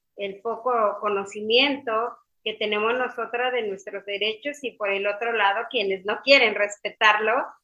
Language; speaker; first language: Spanish; non-native, local second language; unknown